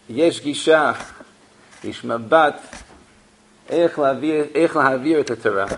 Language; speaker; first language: Hebrew; non-native, fluent; English